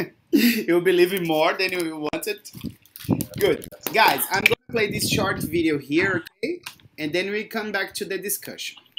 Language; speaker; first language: English; non-native, fluent; Portuguese